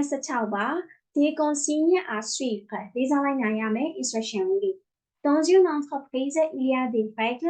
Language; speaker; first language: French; non-native, fluent; Burmese